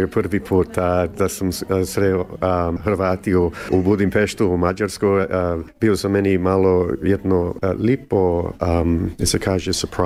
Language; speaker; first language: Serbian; early bilingual, heritage; Croatian